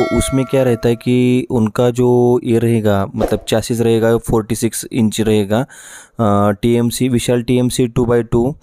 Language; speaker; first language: Hindi; non-native, local second language; Marathi